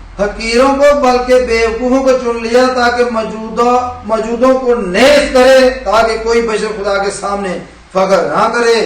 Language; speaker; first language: Urdu; non-native, local second language; Punjabi